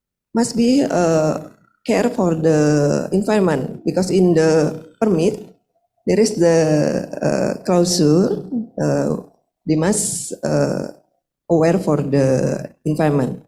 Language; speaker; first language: English; non-native, learner; Indonesian